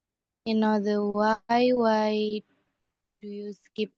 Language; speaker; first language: English; non-native, learner; Indonesian